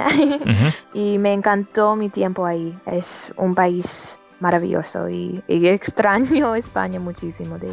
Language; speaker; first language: Spanish; non-native, fluent; English